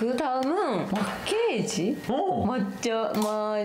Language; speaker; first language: Korean; non-native, learner; Japanese